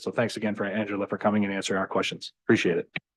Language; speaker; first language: English; native; English